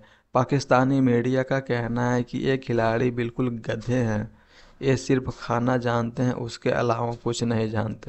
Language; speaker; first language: Hindi; native; Hindi